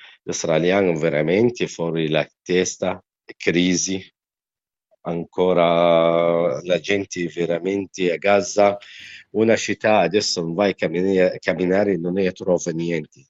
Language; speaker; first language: Italian; non-native, learner; Arabic